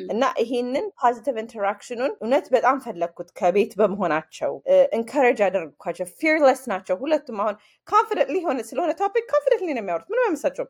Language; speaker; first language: Amharic; early bilingual, heritage; Amharic